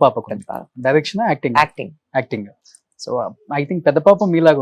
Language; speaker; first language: Telugu; native; Telugu